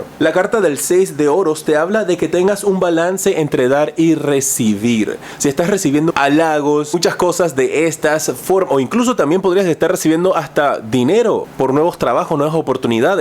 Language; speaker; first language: Spanish; native; Spanish